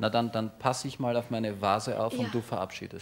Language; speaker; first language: German; native; German